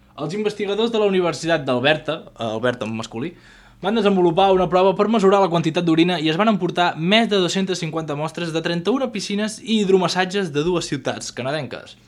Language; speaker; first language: Catalan; native; Catalan